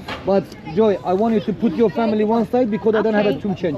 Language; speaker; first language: English; non-native, learner; Turkish